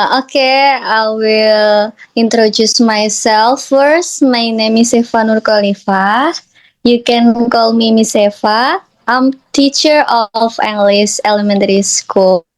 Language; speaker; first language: English; non-native, learner; Indonesian